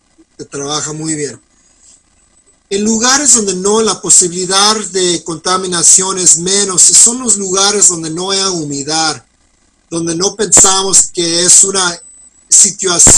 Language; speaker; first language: Spanish; non-native, fluent; English